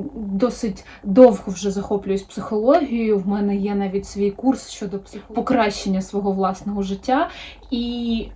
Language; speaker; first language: Ukrainian; non-native, local second language; Russian